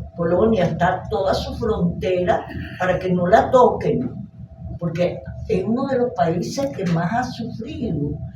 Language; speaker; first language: Spanish; early bilingual, other home language; Hebrew